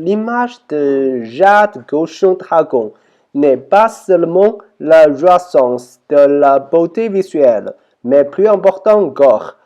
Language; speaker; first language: French; non-native, learner; Chinese